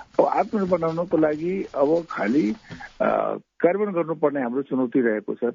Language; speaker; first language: Nepali; non-native, local second language; Maithili